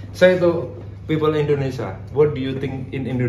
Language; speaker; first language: English; non-native, learner; Javanese